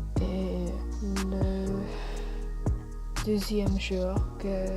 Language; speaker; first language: French; non-native, learner; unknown